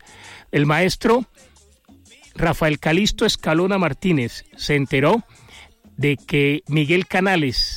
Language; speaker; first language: Spanish; native; Spanish